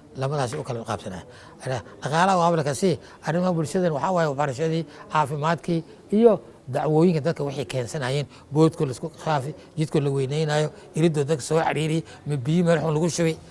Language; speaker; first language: Somali; non-native, local second language; Maay